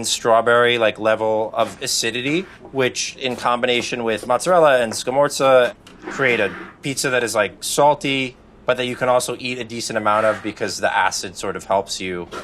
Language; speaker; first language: English; native; English